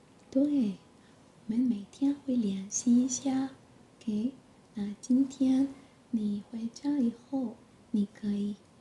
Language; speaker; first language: Chinese; non-native, learner; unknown